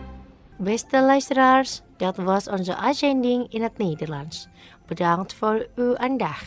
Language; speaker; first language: Dutch; non-native, fluent; Indonesian